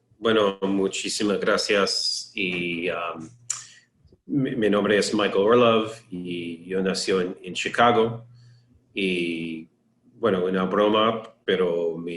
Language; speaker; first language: Spanish; non-native, learner; English